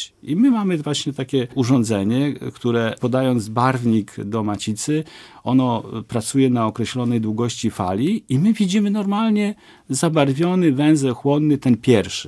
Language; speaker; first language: Polish; native; Polish